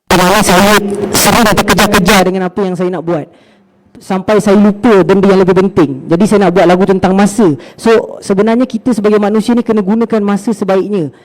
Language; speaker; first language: Malay; native; Malay